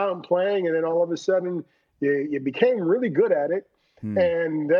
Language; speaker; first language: English; native; English